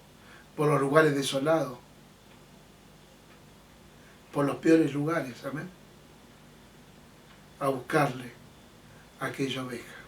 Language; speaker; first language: Spanish; native; Spanish